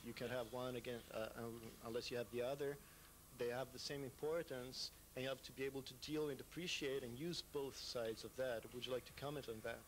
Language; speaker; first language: English; non-native, fluent; Italian